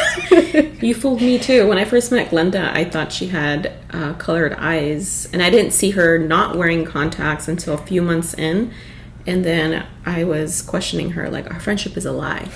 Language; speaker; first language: English; early bilingual, other home language; Spanish